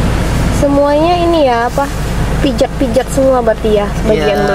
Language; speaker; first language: Indonesian; native; Indonesian